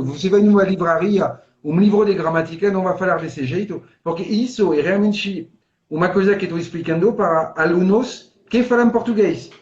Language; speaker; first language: Portuguese; non-native, fluent; French